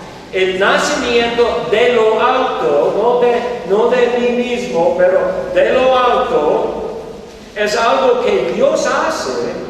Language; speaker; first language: Spanish; non-native, fluent; English